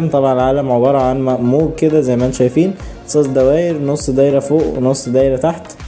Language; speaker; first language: Arabic; native; Arabic